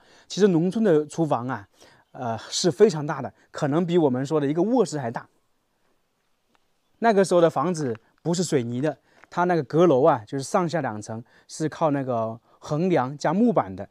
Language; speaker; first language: Chinese; native; Chinese